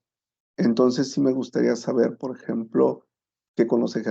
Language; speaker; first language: Spanish; native; Spanish